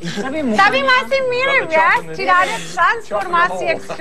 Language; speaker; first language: Indonesian; non-native, fluent; English